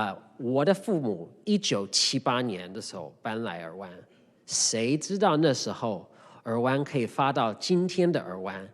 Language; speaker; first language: Chinese; early bilingual, heritage; English